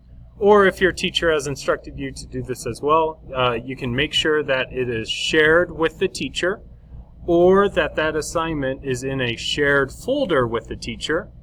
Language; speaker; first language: English; native; English